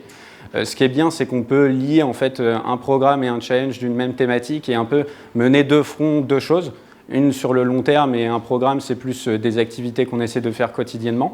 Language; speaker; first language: French; native; French